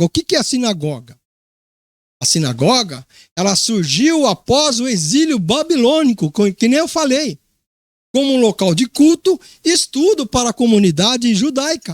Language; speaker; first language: Portuguese; native; Portuguese